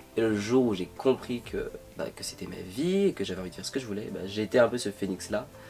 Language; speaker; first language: French; native; French